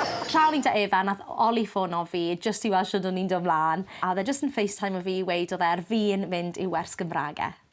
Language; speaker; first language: Welsh; native; Welsh